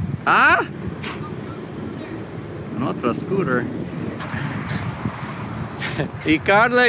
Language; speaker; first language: Spanish; non-native, learner; English